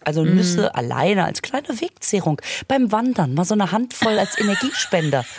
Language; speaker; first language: German; native; German